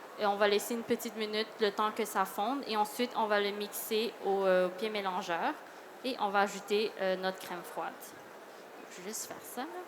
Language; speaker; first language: French; early bilingual, other home language; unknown